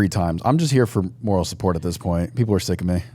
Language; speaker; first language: English; native; English